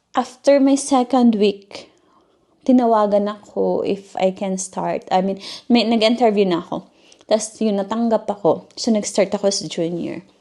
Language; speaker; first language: Filipino; native; Filipino